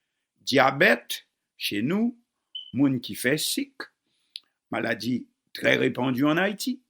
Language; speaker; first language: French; non-native, local second language; Haitian Creole